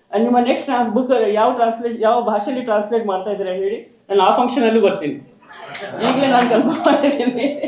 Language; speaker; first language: Kannada; non-native, local second language; Urdu